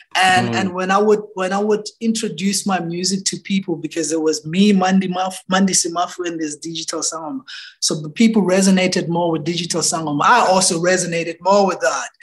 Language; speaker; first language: English; non-native, local second language; Xhosa